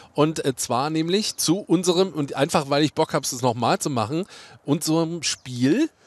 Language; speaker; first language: German; native; German